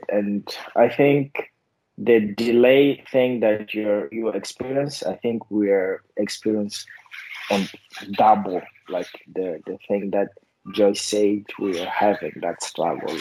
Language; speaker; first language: English; non-native, fluent; Portuguese